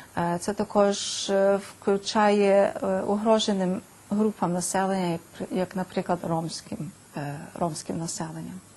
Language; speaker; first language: Ukrainian; early bilingual, heritage; Ukrainian